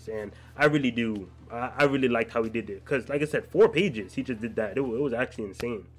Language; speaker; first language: English; native; English